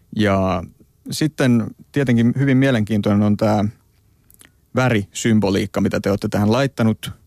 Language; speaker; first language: Finnish; native; Finnish